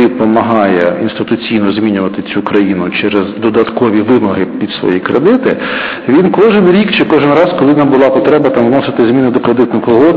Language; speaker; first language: Ukrainian; native; Ukrainian